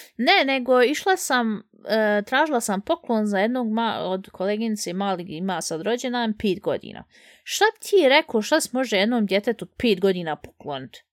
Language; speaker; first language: Bosnian; early bilingual, heritage; Bosnian